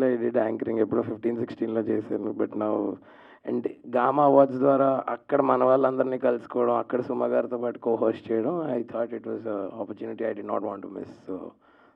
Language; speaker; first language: Telugu; native; Telugu